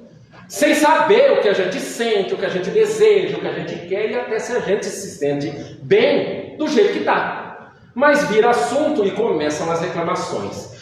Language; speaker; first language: Portuguese; native; Portuguese